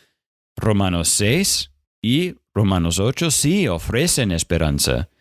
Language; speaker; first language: Spanish; non-native, fluent; English